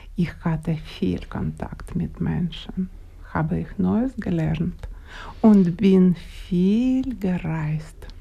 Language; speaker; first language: German; non-native, learner; Russian